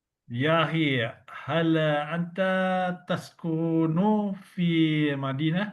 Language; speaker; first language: Arabic; non-native, learner; Malay